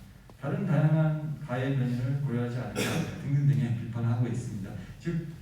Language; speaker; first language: Korean; native; Korean